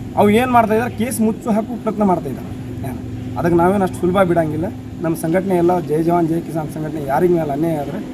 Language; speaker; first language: Kannada; non-native, local second language; Lambadi